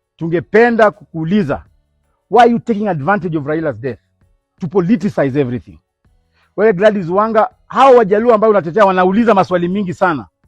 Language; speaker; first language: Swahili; non-native, local second language; Luyia